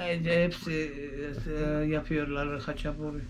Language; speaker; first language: Turkish; non-native, learner; Svan